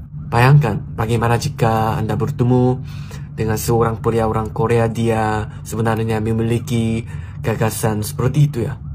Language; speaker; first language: Indonesian; non-native, learner; Korean